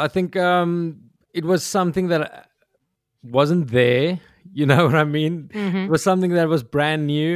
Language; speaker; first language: English; non-native, local second language; Afrikaans